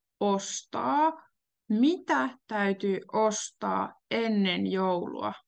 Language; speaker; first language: Finnish; native; Finnish